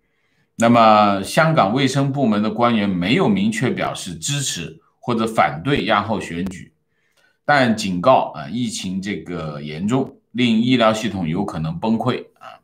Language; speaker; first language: Chinese; native; Chinese